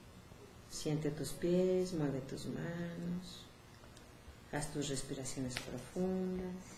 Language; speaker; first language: Spanish; native; Spanish